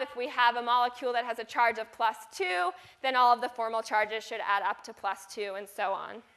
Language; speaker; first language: English; native; English